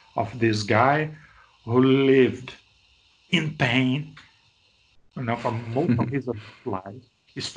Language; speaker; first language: English; non-native, fluent; Portuguese